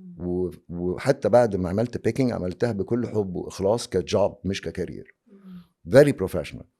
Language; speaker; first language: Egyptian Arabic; native; Egyptian Arabic